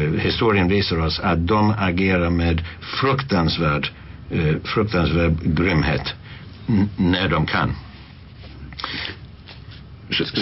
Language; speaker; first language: Swedish; non-native, fluent; English